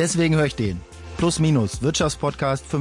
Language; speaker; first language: German; native; German